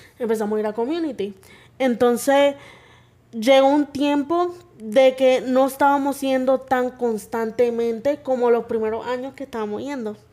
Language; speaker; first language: Spanish; native; Spanish